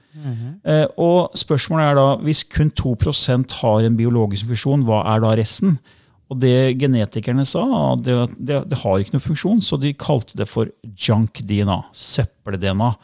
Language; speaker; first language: Norwegian; native; Norwegian